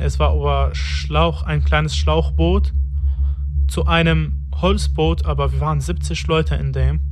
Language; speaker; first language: German; non-native, fluent; Arabic